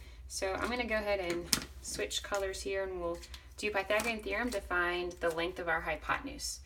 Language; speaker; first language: English; native; English